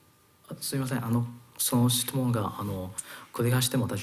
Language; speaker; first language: Japanese; non-native, learner; Cantonese